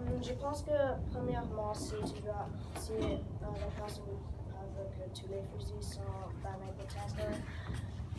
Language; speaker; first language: French; non-native, learner; English